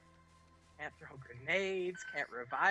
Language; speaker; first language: English; native; English